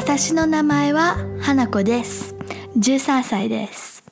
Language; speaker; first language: Japanese; early bilingual, heritage; Japanese